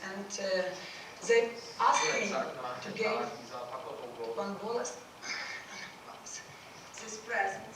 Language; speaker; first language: English; non-native, learner; Ukrainian